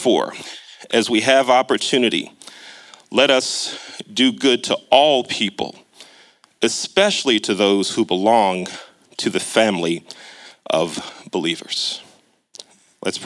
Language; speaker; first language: English; native; English